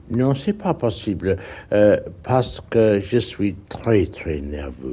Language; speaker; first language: French; non-native, learner; English